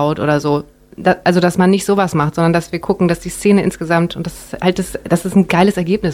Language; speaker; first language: German; native; German